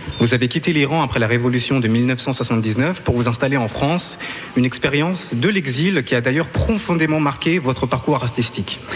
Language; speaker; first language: French; native; French